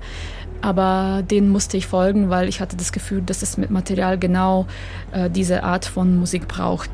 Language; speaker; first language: German; non-native, fluent; Croatian